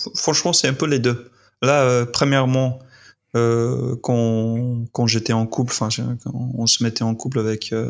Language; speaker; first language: French; non-native, fluent; English